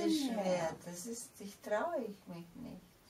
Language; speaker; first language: German; non-native, fluent; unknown